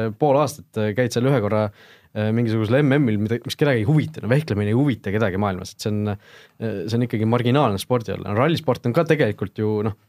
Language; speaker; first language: Estonian; native; Estonian